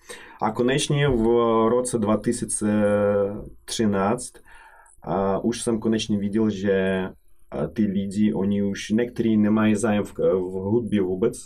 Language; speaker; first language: Czech; non-native, fluent; Russian